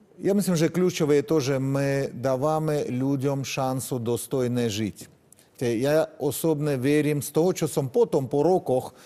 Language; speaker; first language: Slovak; non-native, fluent; Armenian